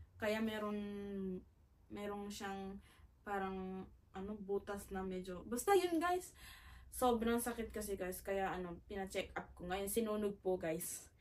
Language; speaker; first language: Filipino; native; Filipino